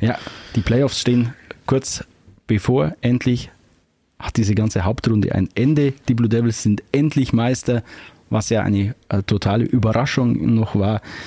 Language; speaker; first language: German; native; German